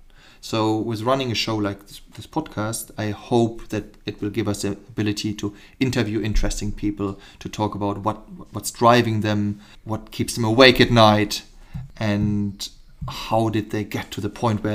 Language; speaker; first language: English; non-native, fluent; German